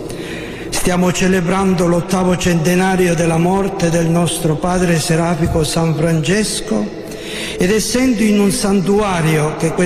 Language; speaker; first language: Italian; native; Italian